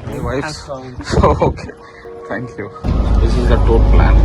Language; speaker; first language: English; non-native, local second language; Kannada